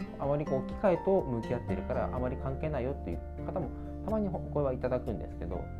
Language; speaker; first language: Japanese; native; Japanese